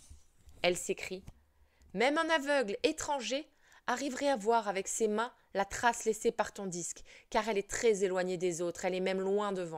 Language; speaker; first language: French; native; French